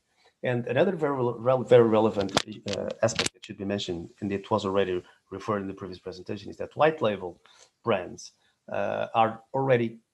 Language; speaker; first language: English; non-native, fluent; Portuguese